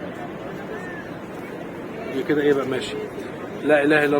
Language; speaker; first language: Egyptian Arabic; native; Egyptian Arabic